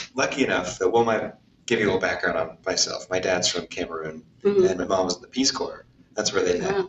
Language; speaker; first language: English; native; English